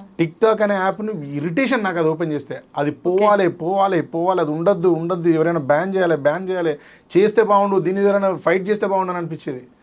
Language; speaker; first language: Telugu; native; Telugu